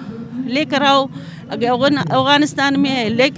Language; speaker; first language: Hindi; non-native, local second language; Baluchi